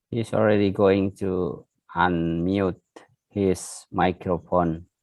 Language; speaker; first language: English; non-native, learner; Indonesian